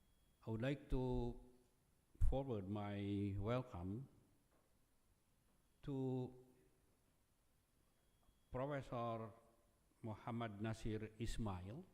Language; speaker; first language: English; non-native, fluent; Indonesian